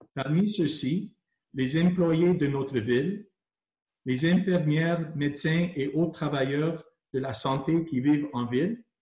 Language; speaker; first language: French; non-native, local second language; English